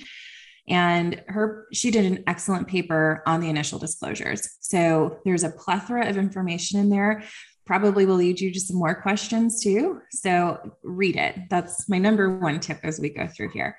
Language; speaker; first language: English; native; English